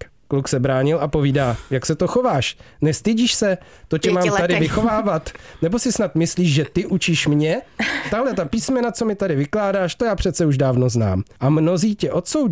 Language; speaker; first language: Czech; native; Czech